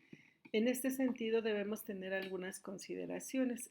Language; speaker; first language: Spanish; native; Spanish